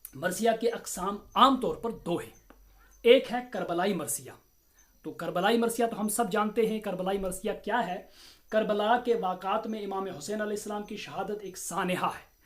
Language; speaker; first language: Urdu; non-native, local second language; Kashmiri